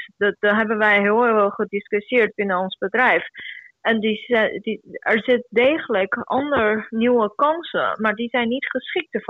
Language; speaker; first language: Dutch; non-native, fluent; Chinese